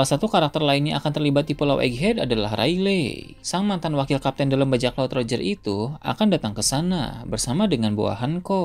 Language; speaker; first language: Indonesian; native; Indonesian